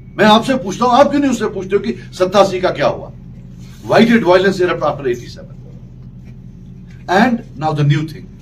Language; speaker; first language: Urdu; non-native, local second language; Kashmiri